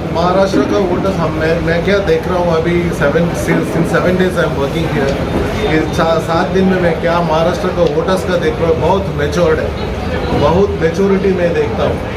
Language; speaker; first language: Hindi; non-native, local second language; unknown